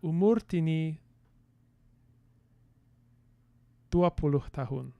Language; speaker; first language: Indonesian; non-native, learner; English